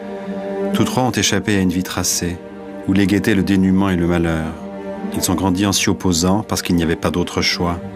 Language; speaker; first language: French; native; French